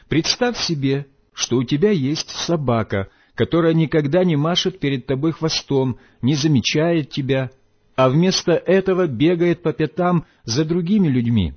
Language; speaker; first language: Russian; native; Russian